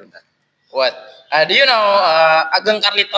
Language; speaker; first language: English; non-native, learner; Indonesian